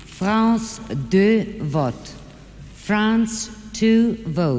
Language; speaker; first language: French; non-native, fluent; German